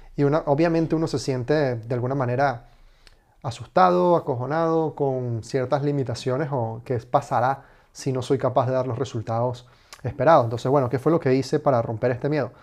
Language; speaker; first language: Spanish; native; Spanish